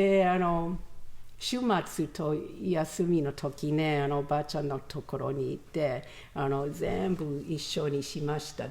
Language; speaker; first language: Japanese; non-native, learner; English